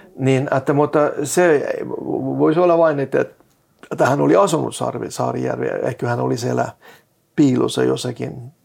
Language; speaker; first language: Finnish; non-native, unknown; Norwegian